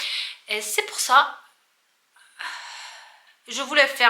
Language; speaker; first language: French; non-native, learner; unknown